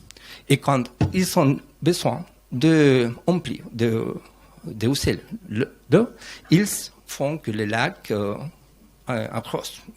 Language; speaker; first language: French; non-native, learner; Spanish